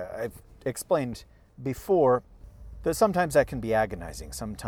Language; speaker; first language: English; early bilingual, other home language; Spanish